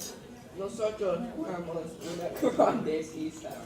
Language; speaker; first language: Spanish; non-native, learner; English